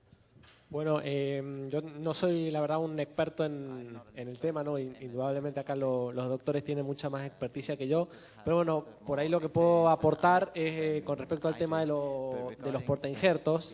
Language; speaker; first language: Spanish; native; Spanish